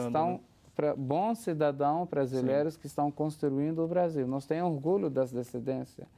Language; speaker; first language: Portuguese; non-native, fluent; Arabic